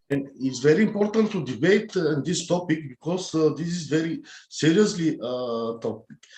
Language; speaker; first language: English; non-native, learner; Bulgarian